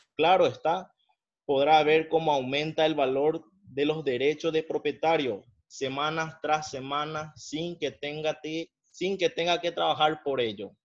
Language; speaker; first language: Spanish; native; Spanish